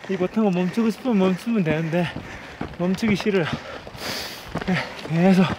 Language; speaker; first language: Korean; native; Korean